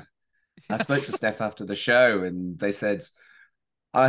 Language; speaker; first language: English; native; English